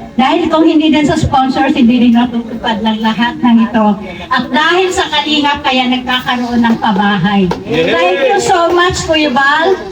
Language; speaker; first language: Filipino; native; Filipino